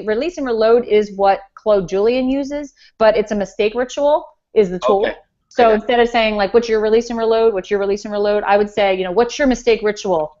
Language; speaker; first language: English; native; English